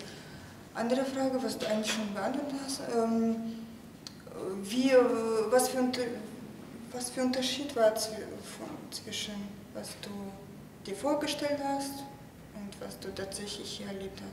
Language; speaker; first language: German; non-native, fluent; Russian